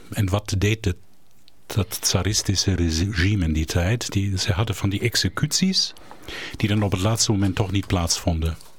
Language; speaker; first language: Dutch; non-native, fluent; German